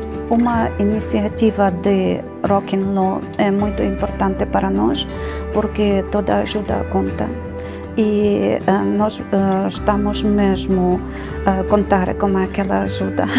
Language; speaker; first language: Portuguese; non-native, fluent; Ukrainian